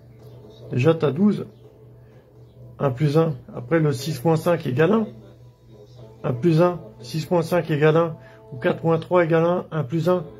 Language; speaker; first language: French; native; French